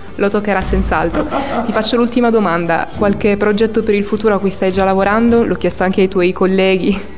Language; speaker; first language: Italian; native; Italian